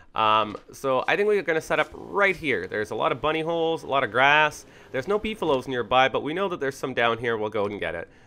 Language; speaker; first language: English; native; English